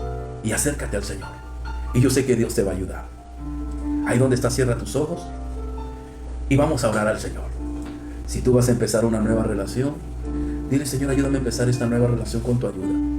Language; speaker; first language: Spanish; native; Spanish